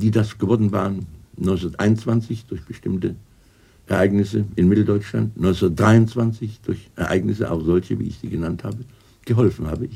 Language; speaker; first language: German; native; German